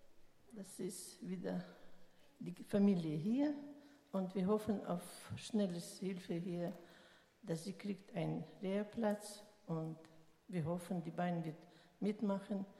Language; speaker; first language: German; non-native, fluent; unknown